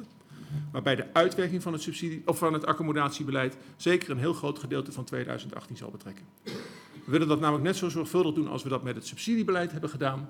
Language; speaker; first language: Dutch; native; Dutch